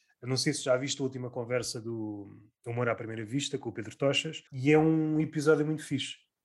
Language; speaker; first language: Portuguese; native; Portuguese